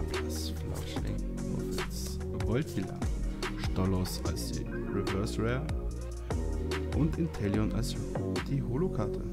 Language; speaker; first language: German; native; German